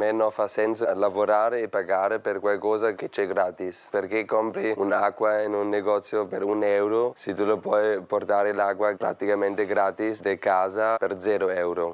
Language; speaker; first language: Italian; non-native, fluent; German